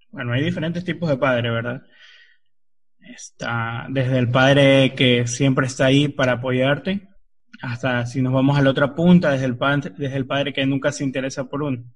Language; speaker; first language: Spanish; native; Spanish